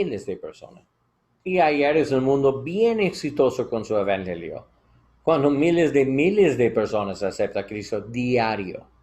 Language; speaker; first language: Spanish; non-native, learner; English